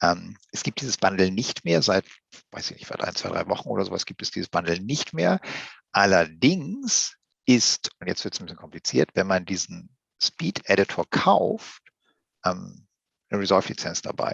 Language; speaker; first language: German; native; German